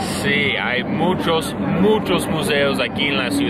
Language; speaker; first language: Spanish; non-native, learner; English